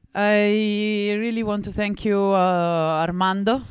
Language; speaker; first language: English; non-native, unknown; Italian